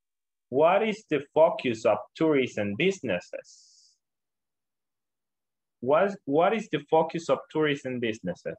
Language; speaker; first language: English; non-native, learner; Spanish